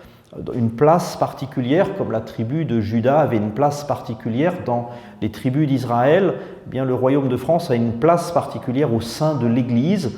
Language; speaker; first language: French; native; French